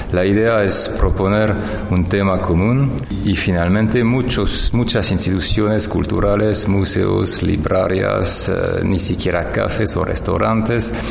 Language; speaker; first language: Spanish; non-native, fluent; French